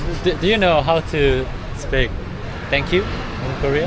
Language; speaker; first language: English; non-native, learner; Korean